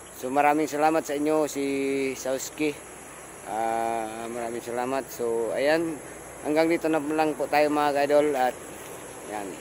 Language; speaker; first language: Filipino; non-native, local second language; Cebuano